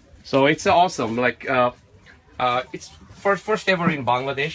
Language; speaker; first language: English; non-native, local second language; Bangla